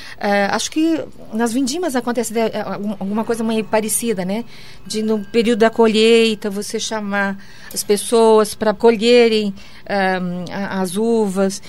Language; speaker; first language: Portuguese; early bilingual, other home language; Japanese